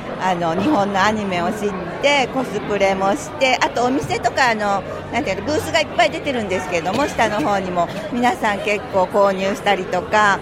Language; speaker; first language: Japanese; native; Japanese